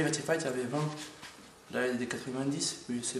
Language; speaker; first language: French; non-native, local second language; Arabic